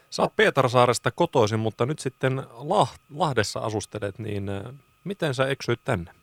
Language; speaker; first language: Finnish; native; Finnish